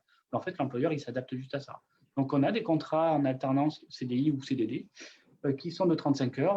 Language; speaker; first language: French; native; French